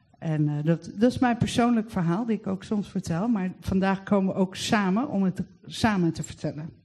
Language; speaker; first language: Dutch; native; Dutch